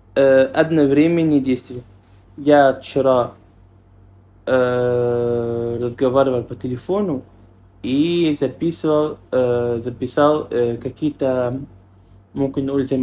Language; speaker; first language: Russian; non-native, fluent; Arabic